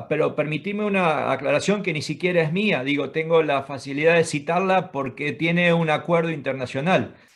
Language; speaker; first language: Spanish; native; Spanish